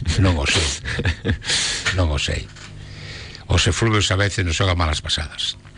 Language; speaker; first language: Galician; non-native, local second language; Spanish